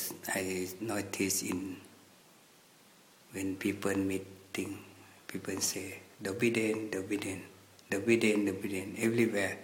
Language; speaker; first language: English; non-native, learner; Thai